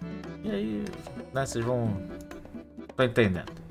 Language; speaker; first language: Portuguese; native; Portuguese